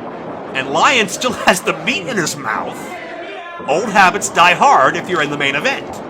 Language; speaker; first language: English; native; English